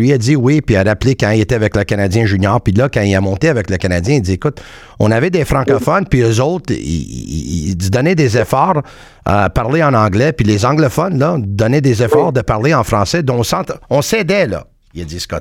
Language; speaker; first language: French; native; French